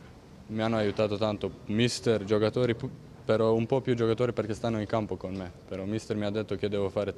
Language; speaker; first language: Italian; non-native, fluent; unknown